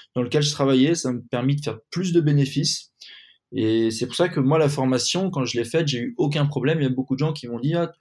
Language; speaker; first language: French; native; French